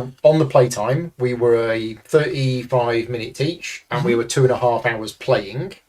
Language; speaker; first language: English; native; English